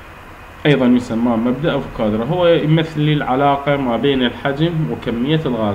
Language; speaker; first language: Arabic; native; Arabic